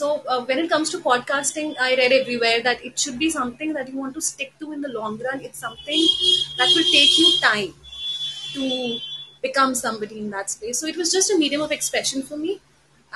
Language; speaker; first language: English; non-native, local second language; Hindi